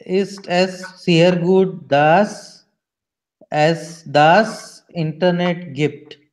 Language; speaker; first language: German; non-native, learner; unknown